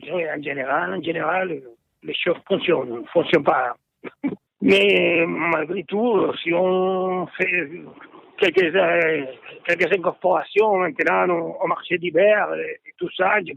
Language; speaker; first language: French; non-native, fluent; Spanish